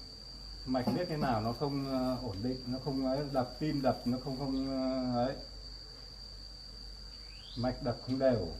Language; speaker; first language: Vietnamese; native; Vietnamese